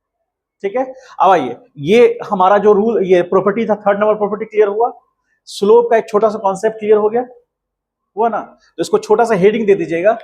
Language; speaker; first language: Hindi; native; Hindi